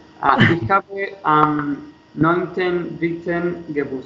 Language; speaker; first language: German; non-native, learner; Spanish